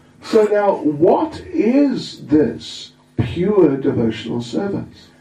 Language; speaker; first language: English; native; English